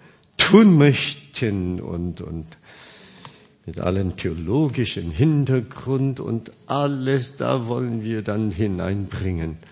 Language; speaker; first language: German; non-native, fluent; Korean